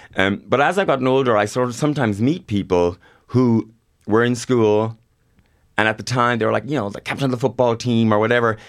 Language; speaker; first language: English; native; English